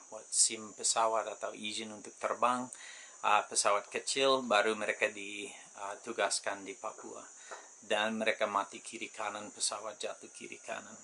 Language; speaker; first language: Indonesian; non-native, fluent; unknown